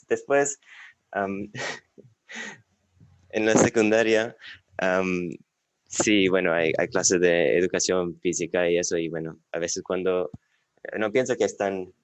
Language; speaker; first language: Spanish; non-native, fluent; English